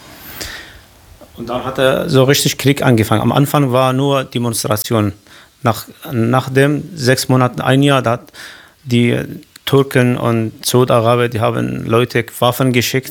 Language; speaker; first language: German; non-native, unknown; Kurdish